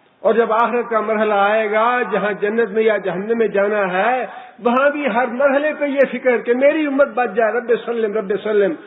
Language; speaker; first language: Urdu; non-native, local second language; Punjabi